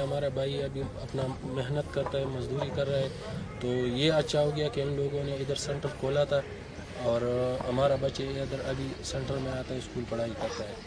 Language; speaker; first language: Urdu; non-native, local second language; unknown